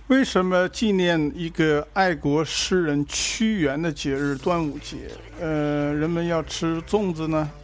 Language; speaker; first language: Chinese; native; Chinese